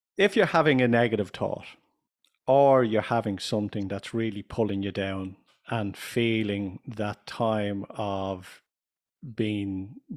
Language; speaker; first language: English; native; English